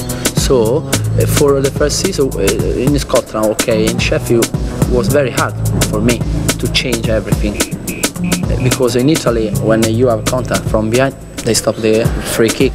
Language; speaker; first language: English; non-native, learner; Italian